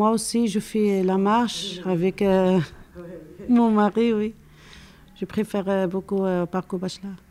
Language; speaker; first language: French; non-native, learner; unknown